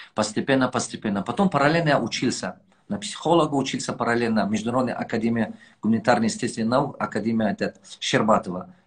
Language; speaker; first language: Russian; non-native, local second language; Tajik